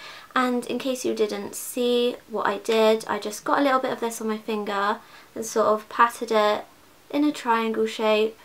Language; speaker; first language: English; native; English